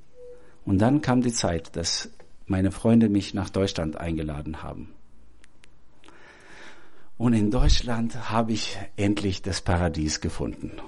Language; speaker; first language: German; non-native, fluent; Albanian